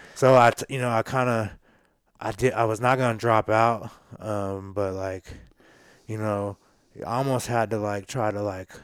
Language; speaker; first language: English; native; English